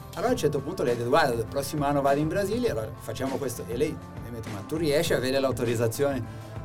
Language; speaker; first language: Italian; non-native, fluent; Portuguese